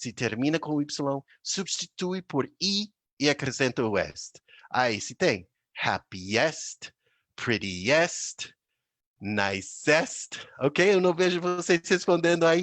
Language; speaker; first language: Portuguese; non-native, fluent; English